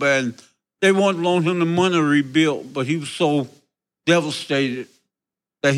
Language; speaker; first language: English; native; English